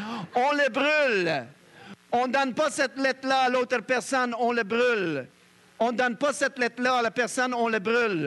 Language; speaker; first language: French; native; French